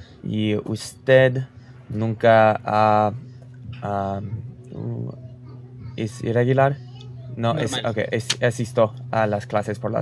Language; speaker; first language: Spanish; non-native, learner; English